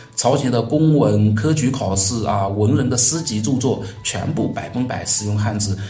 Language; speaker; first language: Chinese; non-native, local second language; Hakka Chinese